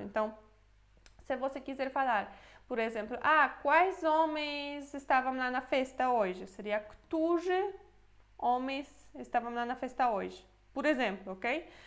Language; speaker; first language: Portuguese; non-native, fluent; Polish